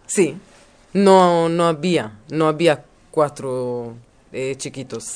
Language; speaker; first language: Spanish; non-native, learner; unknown